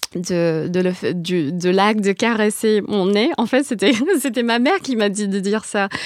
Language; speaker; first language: French; non-native, fluent; English